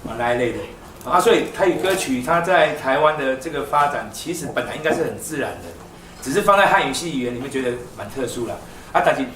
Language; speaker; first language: Chinese; non-native, local second language; Min Nan Chinese